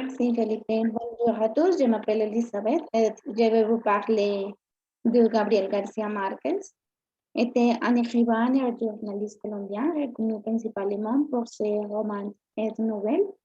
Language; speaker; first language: French; non-native, learner; Spanish